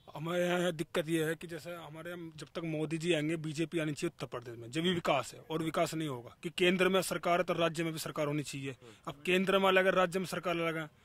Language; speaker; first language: Hindi; native; Hindi